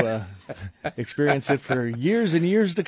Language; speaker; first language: English; native; English